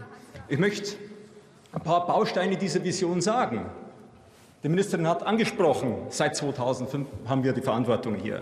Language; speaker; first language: German; native; German